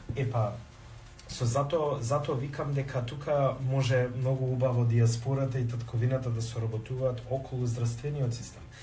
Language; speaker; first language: Macedonian; early bilingual, heritage; Macedonian